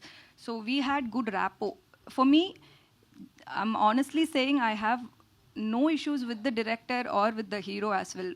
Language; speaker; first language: Telugu; non-native, learner; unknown